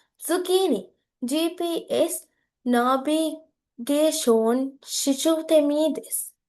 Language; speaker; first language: Japanese; non-native, learner; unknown